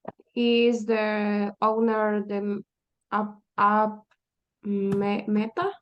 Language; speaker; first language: English; non-native, learner; Spanish